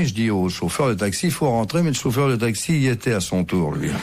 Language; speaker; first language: French; native; French